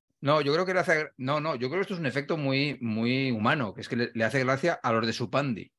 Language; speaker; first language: Spanish; native; Spanish